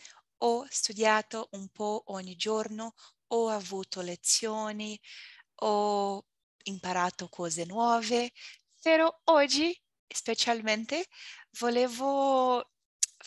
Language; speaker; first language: Italian; non-native, learner; Portuguese